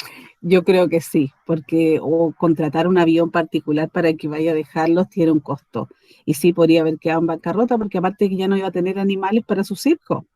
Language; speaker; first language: Spanish; native; Spanish